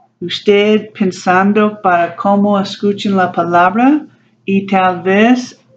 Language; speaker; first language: Spanish; non-native, learner; English